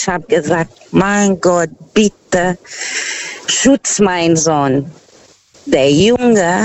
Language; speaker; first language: German; non-native, fluent; Portuguese